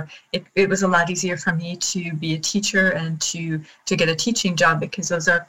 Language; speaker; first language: English; native; English